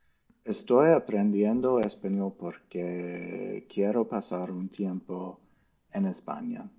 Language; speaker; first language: Spanish; non-native, learner; English